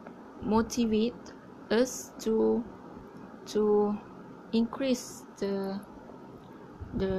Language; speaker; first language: English; non-native, learner; Malay